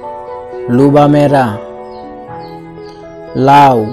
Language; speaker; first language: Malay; non-native, learner; Bangla